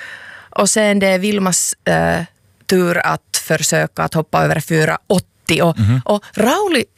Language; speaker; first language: Swedish; non-native, local second language; Finnish